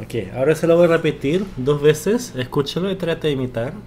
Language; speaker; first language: Spanish; non-native, fluent; Korean